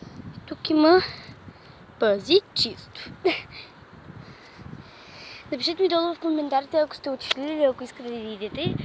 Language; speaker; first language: Bulgarian; native; Bulgarian